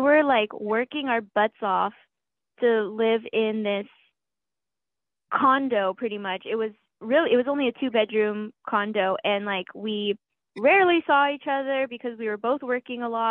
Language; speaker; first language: English; native; English